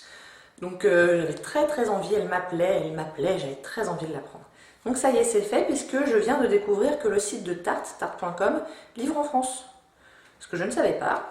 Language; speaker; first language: French; native; French